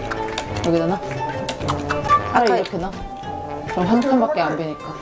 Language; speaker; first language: Korean; native; Korean